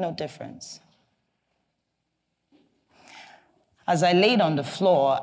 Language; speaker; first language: English; non-native, local second language; Igbo